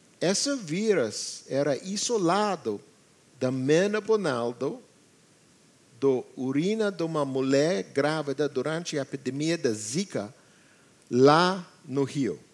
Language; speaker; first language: Portuguese; non-native, learner; English